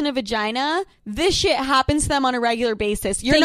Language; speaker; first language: English; native; English